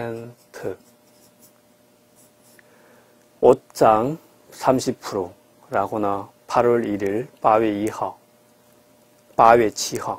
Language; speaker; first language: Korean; non-native, fluent; Chinese